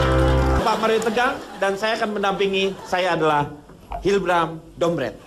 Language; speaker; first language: Indonesian; native; Indonesian